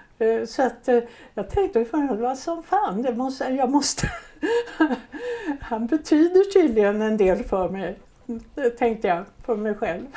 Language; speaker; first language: Swedish; native; Swedish